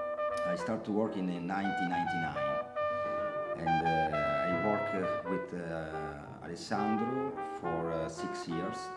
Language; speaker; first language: English; non-native, learner; Italian